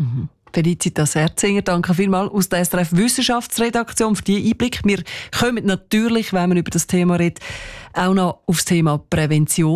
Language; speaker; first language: German; native; German